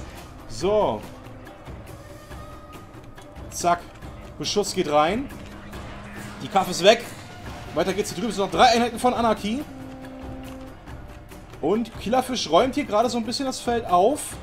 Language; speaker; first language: German; native; German